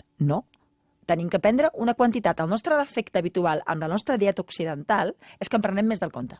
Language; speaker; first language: Catalan; native; Catalan